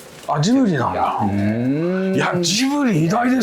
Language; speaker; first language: Japanese; native; Japanese